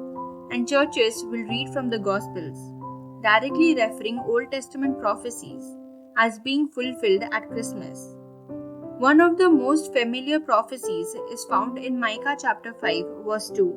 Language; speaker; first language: English; non-native, local second language; Malayalam